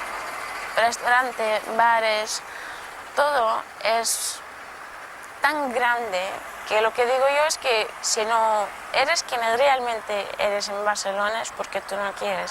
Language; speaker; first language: Spanish; non-native, local second language; Portuguese